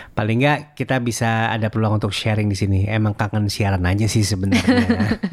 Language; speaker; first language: Indonesian; native; Indonesian